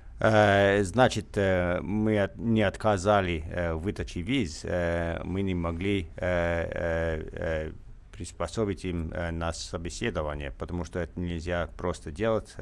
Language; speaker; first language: Russian; non-native, fluent; English